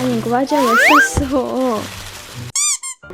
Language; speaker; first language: Korean; non-native, learner; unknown